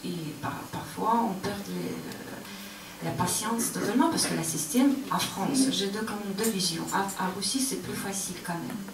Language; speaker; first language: French; non-native, learner; Russian